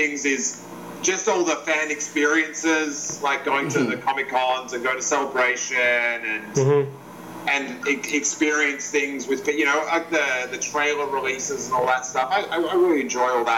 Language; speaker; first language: English; native; English